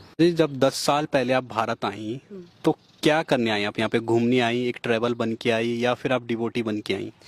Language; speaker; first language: Hindi; native; Hindi